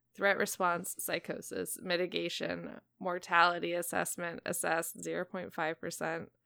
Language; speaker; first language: English; native; English